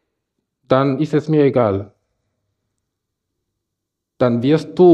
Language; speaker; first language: German; non-native, fluent; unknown